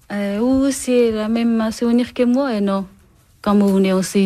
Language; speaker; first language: French; non-native, learner; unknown